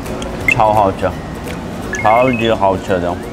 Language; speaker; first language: Chinese; non-native, fluent; Turkish